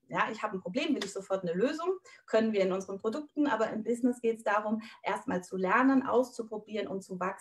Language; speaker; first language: German; native; German